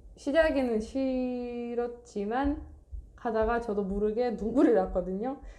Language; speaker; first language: Korean; non-native, fluent; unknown